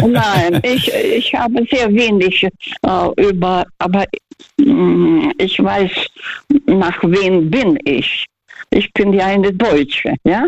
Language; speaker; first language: German; non-native, fluent; Russian